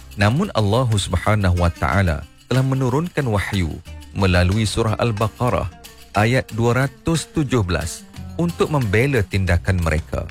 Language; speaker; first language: Malay; native; Malay